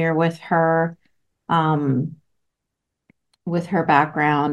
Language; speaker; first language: English; native; English